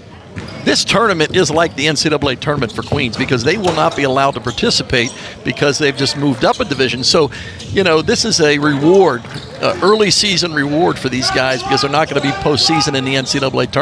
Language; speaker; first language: English; native; English